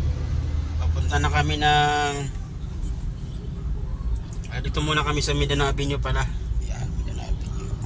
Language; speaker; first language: Filipino; native; Filipino